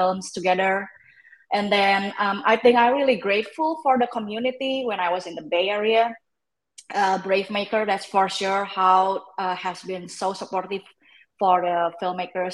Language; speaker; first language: English; non-native, fluent; Indonesian